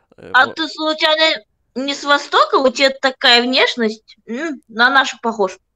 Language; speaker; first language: Russian; non-native, fluent; Turkish